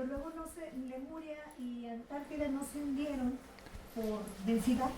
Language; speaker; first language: Spanish; native; Spanish